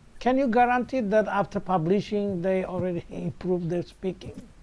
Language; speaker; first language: English; non-native, fluent; Indonesian